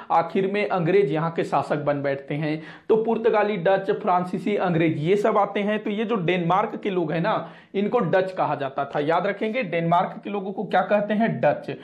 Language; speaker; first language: Hindi; non-native, local second language; Marathi